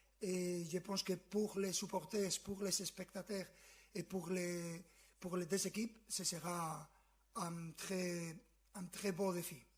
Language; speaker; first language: French; non-native, fluent; Spanish